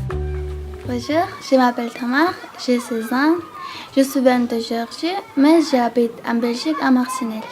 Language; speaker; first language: French; non-native, learner; Georgian